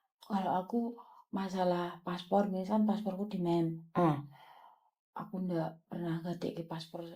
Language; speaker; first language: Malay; non-native, local second language; Javanese